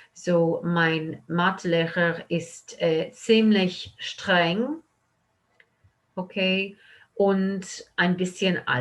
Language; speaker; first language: German; non-native, fluent; English